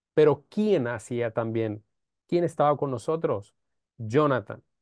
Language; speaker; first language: Spanish; non-native, fluent; Romanian